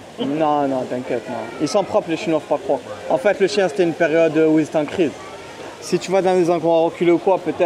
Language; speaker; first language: French; native; French